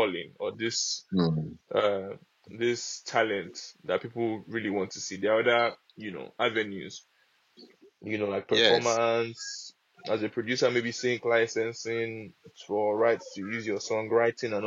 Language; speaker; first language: English; non-native, local second language; Yoruba